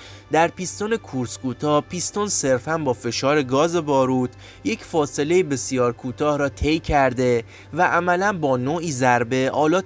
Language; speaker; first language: Persian; native; Persian